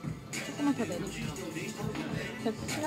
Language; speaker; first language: Korean; native; Korean